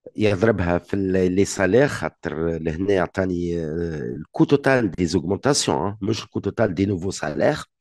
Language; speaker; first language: French; non-native, local second language; Arabic